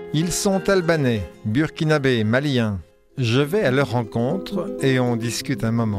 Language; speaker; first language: French; native; French